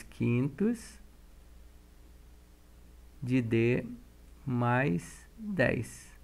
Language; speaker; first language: Portuguese; native; Portuguese